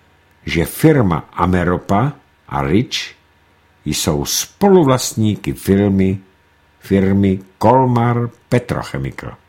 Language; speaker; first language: Czech; native; Czech